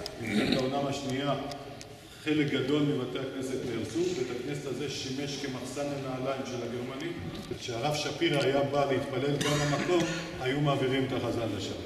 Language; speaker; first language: Hebrew; native; Hebrew